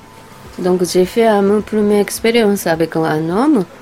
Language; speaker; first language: French; non-native, learner; Japanese